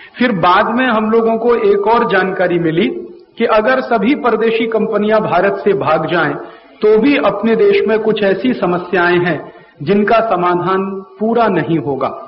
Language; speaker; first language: Hindi; native; Hindi